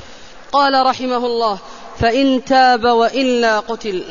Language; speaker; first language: Arabic; native; Arabic